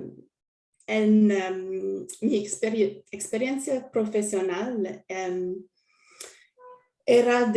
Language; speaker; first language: Spanish; non-native, learner; French